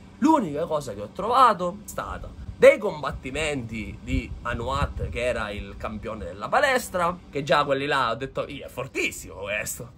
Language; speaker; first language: Italian; non-native, local second language; Sicilian